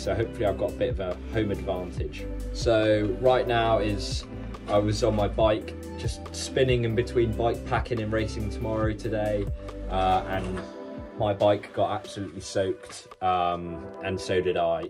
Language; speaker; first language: English; native; English